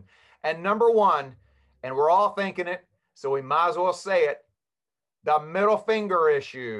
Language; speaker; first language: English; native; English